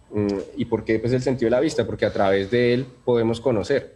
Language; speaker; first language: Spanish; native; Spanish